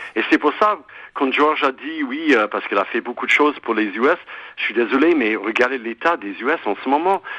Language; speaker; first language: French; non-native, fluent; English